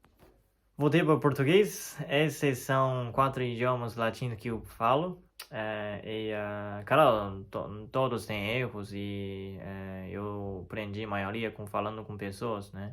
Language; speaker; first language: Portuguese; non-native, fluent; Chinese